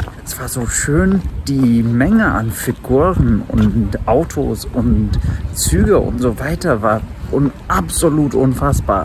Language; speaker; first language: German; non-native, fluent; English